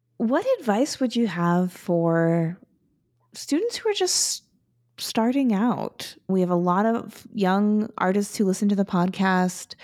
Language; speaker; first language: English; native; English